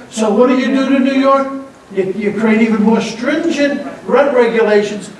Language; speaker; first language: English; non-native, fluent; Greek